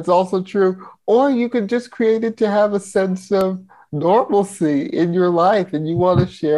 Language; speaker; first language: English; native; English